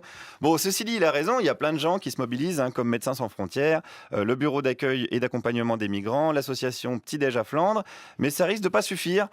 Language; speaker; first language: French; native; French